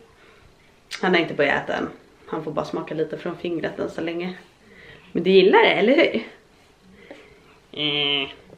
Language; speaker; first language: Swedish; native; Swedish